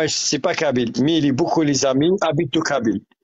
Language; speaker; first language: French; non-native, learner; Arabic